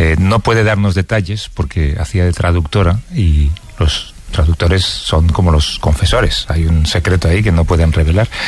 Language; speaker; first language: Spanish; native; Spanish